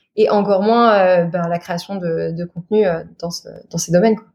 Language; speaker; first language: French; native; French